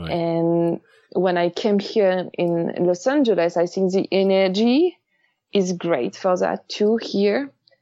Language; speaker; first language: English; non-native, learner; French